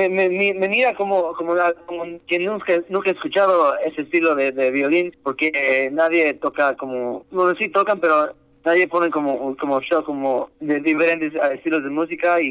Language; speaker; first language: Spanish; early bilingual, heritage; Spanish